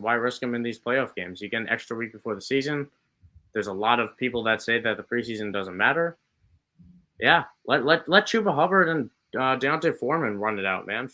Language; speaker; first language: English; native; English